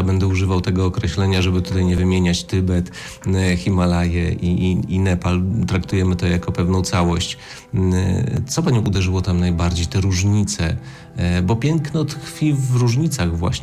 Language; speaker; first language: Polish; native; Polish